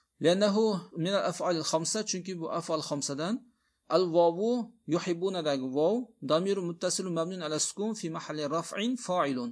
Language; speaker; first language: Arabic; non-native, fluent; Uzbek